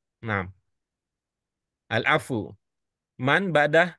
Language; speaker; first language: Arabic; non-native, learner; Indonesian